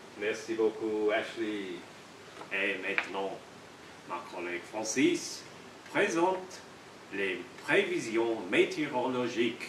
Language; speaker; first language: French; non-native, learner; English